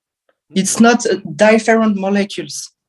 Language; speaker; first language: English; non-native, learner; French